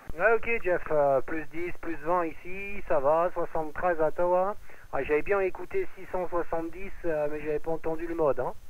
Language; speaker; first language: French; native; French